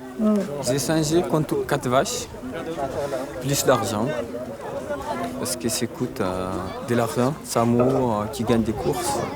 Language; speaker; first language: French; non-native, local second language; Fula